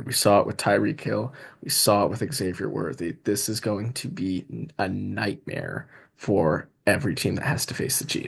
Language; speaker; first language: English; native; English